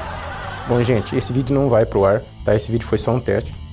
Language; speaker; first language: Portuguese; native; Portuguese